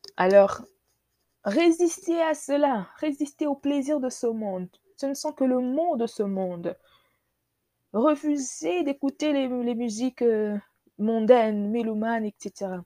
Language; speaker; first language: French; non-native, local second language; Lingala